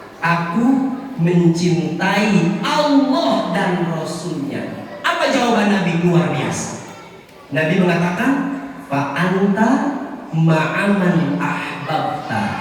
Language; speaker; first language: Indonesian; non-native, local second language; Sundanese